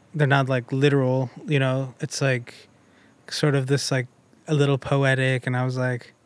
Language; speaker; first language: English; early bilingual, other home language; German